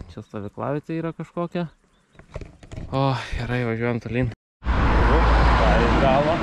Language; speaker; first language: Lithuanian; native; Lithuanian